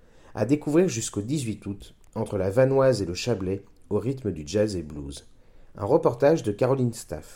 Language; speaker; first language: French; native; French